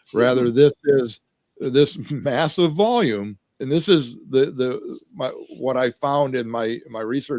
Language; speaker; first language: English; native; English